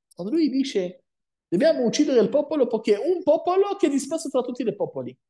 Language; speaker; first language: Italian; non-native, fluent; Spanish